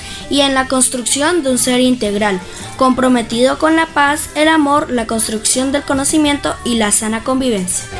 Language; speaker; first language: Spanish; native; Spanish